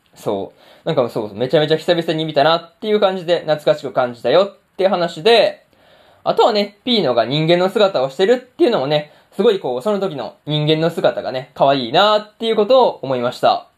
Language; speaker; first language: Japanese; native; Japanese